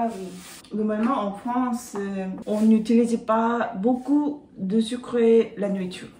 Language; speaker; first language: French; non-native, learner; Korean